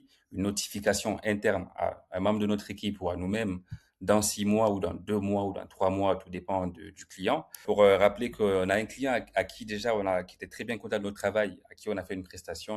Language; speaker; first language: French; native; French